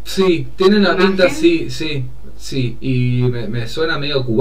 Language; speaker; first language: Spanish; native; Spanish